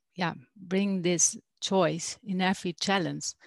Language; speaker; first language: English; non-native, fluent; Dutch